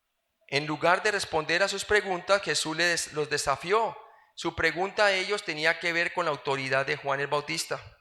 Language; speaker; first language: Spanish; native; Spanish